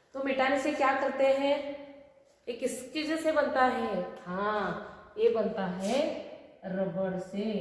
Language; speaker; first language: Hindi; non-native, local second language; Marathi